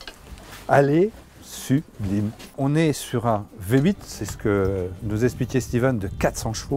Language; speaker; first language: French; native; French